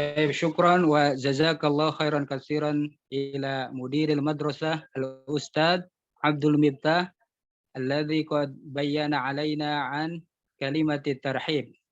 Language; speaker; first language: Arabic; non-native, fluent; Indonesian